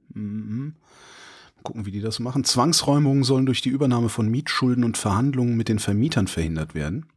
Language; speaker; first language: German; native; German